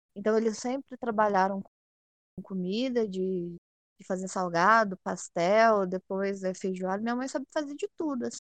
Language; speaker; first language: Portuguese; native; Portuguese